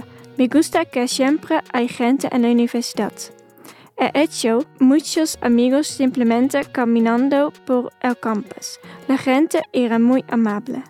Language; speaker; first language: Spanish; non-native, fluent; Dutch